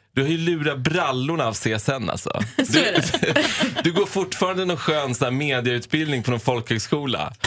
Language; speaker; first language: Swedish; non-native, fluent; Persian